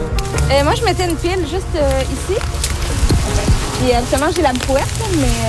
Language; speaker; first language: French; native; French